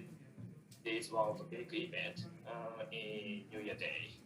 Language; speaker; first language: English; non-native, learner; Japanese